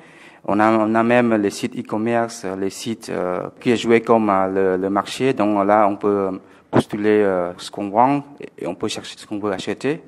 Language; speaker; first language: French; non-native, fluent; Khmer